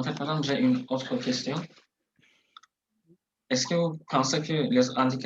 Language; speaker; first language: French; non-native, fluent; Turkish